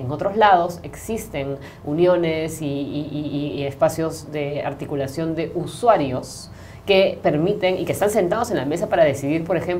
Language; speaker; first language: Spanish; native; Spanish